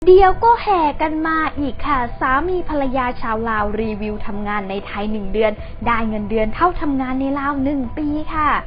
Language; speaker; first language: Thai; native; Thai